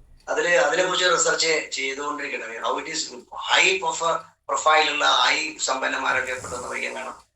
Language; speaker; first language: Malayalam; native; Malayalam